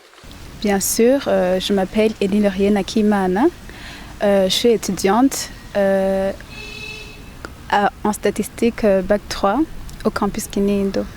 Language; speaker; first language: French; non-native, local second language; Rundi